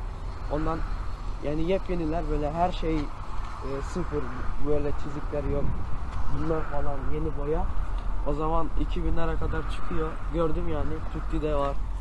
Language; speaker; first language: Turkish; early bilingual, heritage; Turkish